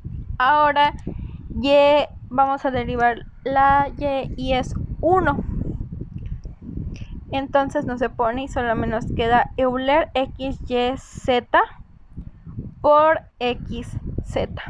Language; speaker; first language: Spanish; native; Spanish